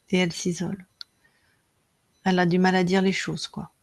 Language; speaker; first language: French; native; French